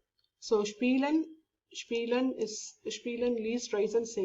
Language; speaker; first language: German; non-native, learner; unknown